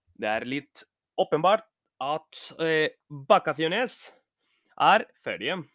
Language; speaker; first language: Norwegian; non-native, fluent; Spanish